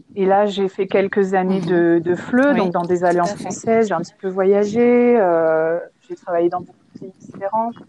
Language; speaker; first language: French; native; French